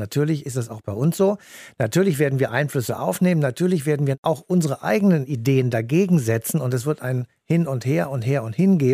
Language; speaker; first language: German; native; German